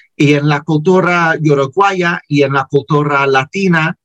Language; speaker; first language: Spanish; non-native, learner; English